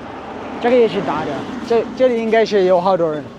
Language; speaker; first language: Chinese; non-native, fluent; Amharic